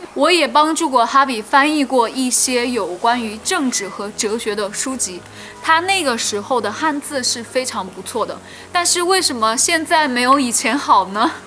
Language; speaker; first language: Chinese; native; Chinese